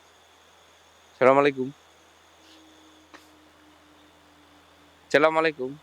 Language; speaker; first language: Indonesian; native; Indonesian